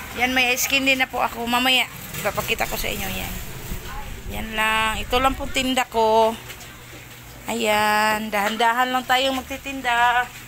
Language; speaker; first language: Filipino; non-native, local second language; Cebuano